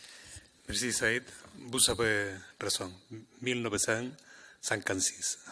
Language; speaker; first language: French; non-native, learner; Spanish